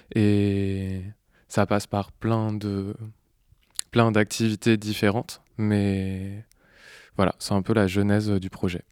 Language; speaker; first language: French; native; French